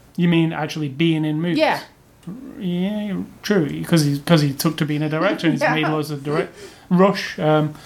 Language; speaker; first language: English; native; English